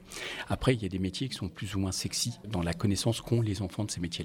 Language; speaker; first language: French; native; French